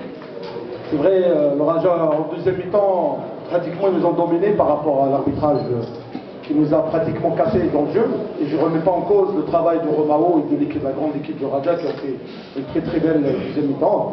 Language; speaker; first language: French; non-native, local second language; Arabic